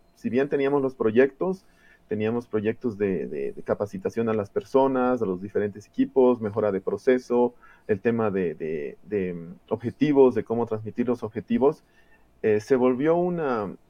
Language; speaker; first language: Spanish; native; Spanish